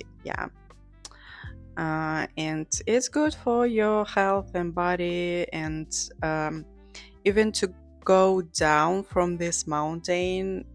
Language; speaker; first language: English; non-native, fluent; Georgian